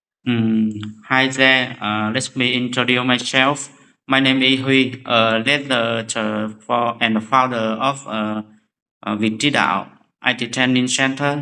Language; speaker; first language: English; non-native, fluent; Vietnamese